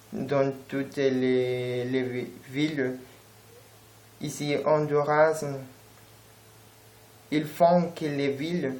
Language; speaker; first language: French; non-native, learner; Spanish